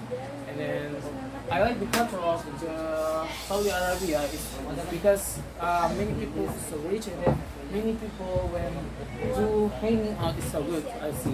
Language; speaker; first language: English; non-native, learner; Indonesian